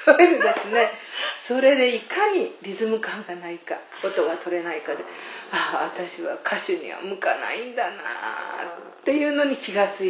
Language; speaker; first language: Japanese; native; Japanese